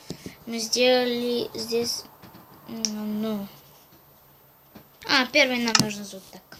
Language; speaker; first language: Russian; non-native, local second language; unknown